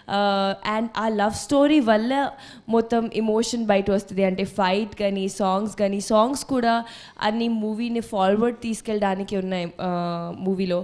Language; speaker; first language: Telugu; non-native, fluent; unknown